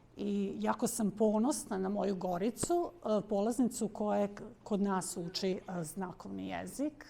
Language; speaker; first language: Bosnian; non-native, local second language; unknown